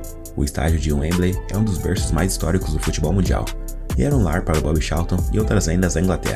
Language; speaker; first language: Portuguese; native; Portuguese